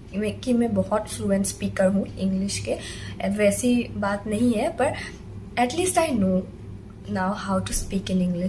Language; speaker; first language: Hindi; non-native, local second language; Assamese